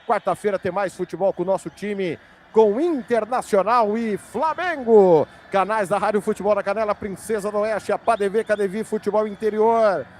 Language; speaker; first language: Portuguese; native; Portuguese